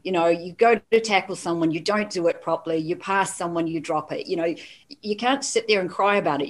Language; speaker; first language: English; native; English